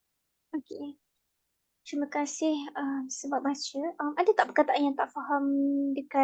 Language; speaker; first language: Malay; native; Malay